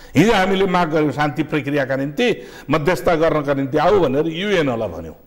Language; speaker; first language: Nepali; native; Nepali